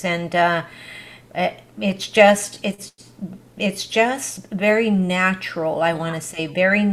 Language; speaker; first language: English; early bilingual, other home language; Spanish